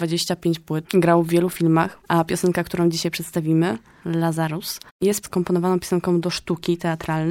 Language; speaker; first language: Polish; native; Polish